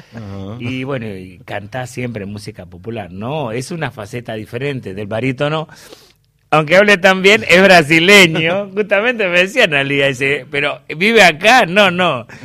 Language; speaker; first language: Spanish; native; Spanish